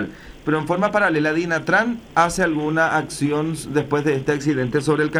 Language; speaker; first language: Spanish; native; Spanish